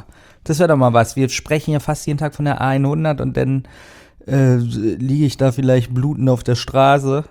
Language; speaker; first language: German; native; German